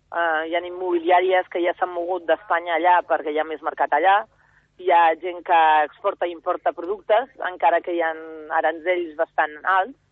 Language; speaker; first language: Catalan; early bilingual, other home language; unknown